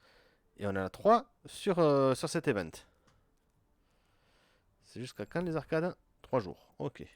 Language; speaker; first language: French; native; French